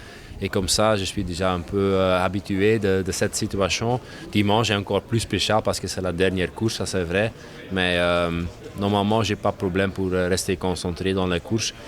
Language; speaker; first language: French; non-native, learner; Dutch